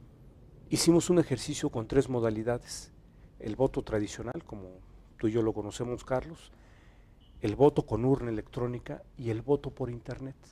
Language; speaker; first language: Spanish; native; Spanish